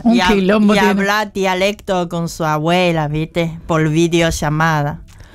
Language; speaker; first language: Spanish; non-native, fluent; Chinese